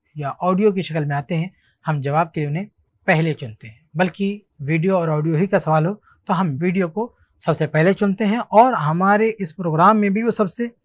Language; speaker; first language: Hindi; native; Hindi